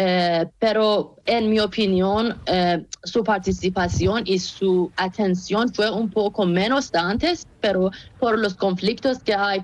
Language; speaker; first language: Spanish; non-native, fluent; Persian